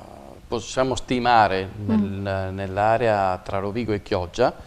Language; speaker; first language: Italian; native; Italian